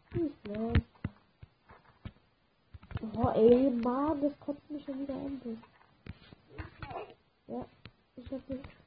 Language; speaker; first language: German; native; German